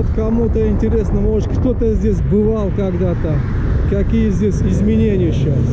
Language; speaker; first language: Russian; non-native, local second language; Uzbek